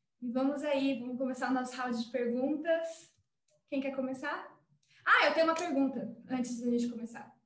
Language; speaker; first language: Portuguese; native; Portuguese